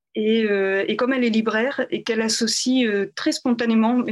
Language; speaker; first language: French; native; French